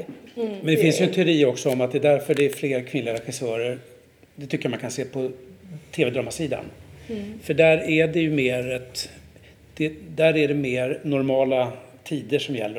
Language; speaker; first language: Swedish; native; Swedish